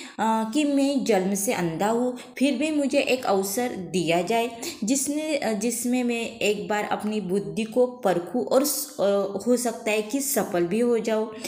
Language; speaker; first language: Hindi; non-native, local second language; Marathi